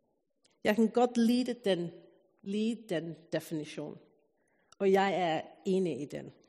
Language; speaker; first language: Danish; non-native, fluent; English